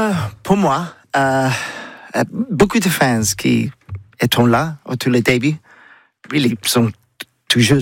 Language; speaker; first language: French; non-native, learner; English